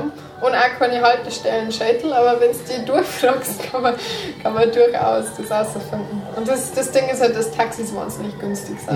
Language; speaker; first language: German; native; German